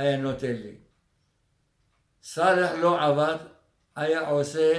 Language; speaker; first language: Hebrew; non-native, fluent; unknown